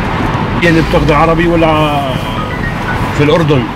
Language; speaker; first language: Arabic; native; Arabic